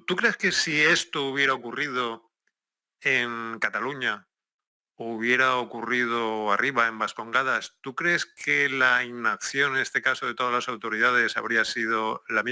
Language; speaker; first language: Spanish; native; Spanish